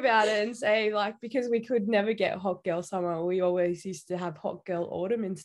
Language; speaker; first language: English; native; English